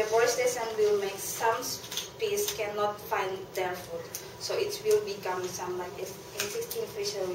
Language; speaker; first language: English; non-native, learner; Indonesian